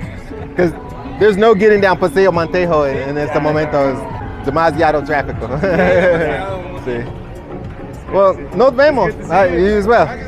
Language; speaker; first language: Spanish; non-native, learner; English